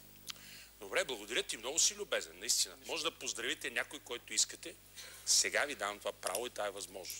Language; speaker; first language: Bulgarian; native; Bulgarian